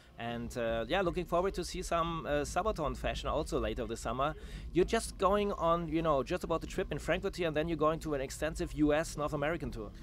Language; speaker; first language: English; non-native, fluent; German